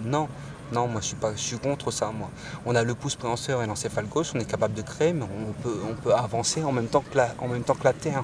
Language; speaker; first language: French; native; French